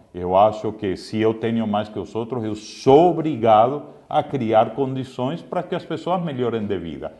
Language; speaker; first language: Portuguese; non-native, fluent; Spanish